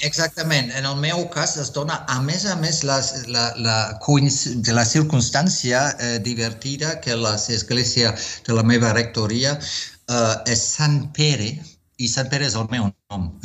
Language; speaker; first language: Catalan; non-native, fluent; German